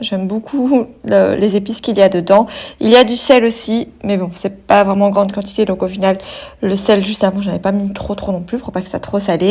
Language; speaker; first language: French; native; French